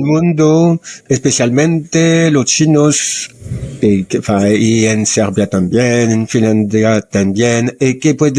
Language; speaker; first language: Spanish; non-native, learner; French